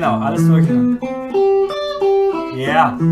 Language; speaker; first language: German; native; German